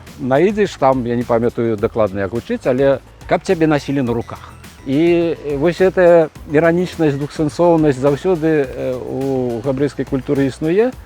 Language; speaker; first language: Belarusian; native; Belarusian